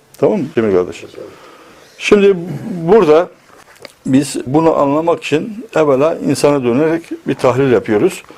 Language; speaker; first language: Turkish; native; Turkish